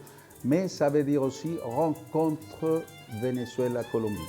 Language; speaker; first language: French; non-native, fluent; Spanish